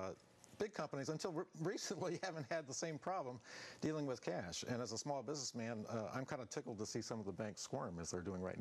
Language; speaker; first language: English; native; English